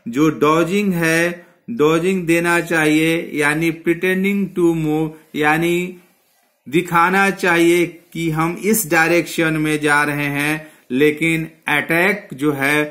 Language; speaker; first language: Hindi; native; Hindi